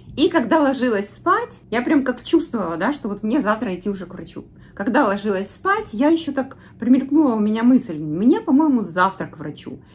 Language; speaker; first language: Russian; native; Russian